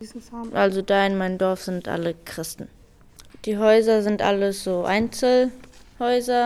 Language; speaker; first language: German; early bilingual, other home language; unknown